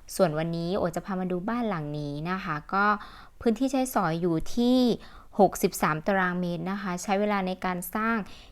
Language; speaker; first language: Thai; native; Thai